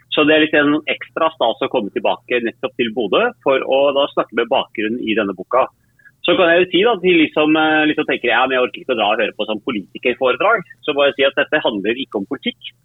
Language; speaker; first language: Norwegian; early bilingual, other home language; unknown